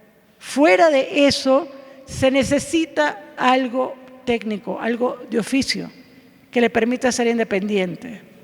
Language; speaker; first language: Spanish; non-native, fluent; English